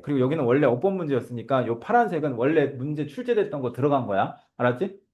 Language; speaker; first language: Korean; native; Korean